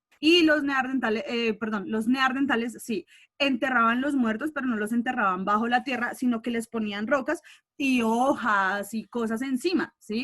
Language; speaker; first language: Spanish; native; Spanish